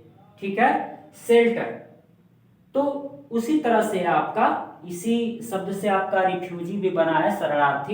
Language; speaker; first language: Hindi; native; Hindi